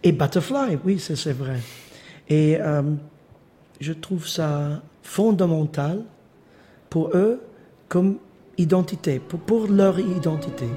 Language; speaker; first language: French; non-native, fluent; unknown